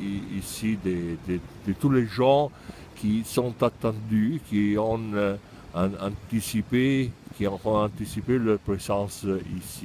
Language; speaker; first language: French; non-native, fluent; Italian